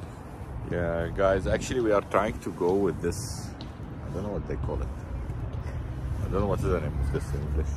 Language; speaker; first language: English; non-native, fluent; Arabic